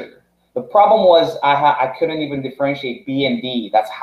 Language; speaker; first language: English; non-native, fluent; Korean